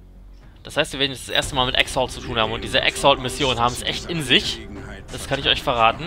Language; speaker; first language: German; native; German